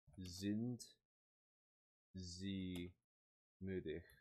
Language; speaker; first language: German; non-native, learner; English